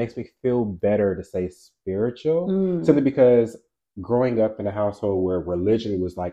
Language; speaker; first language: English; native; English